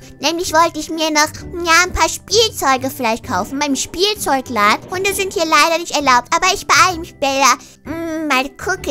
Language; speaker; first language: German; native; German